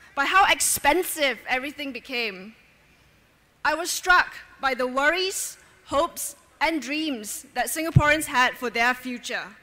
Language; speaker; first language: English; native; English